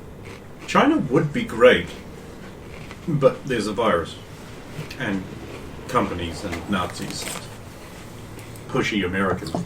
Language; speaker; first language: English; native; English